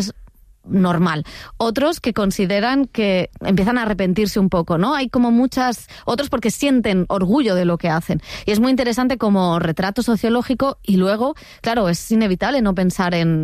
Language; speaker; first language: Spanish; native; Spanish